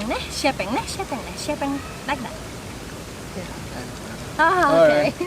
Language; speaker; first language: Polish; non-native, learner; Balinese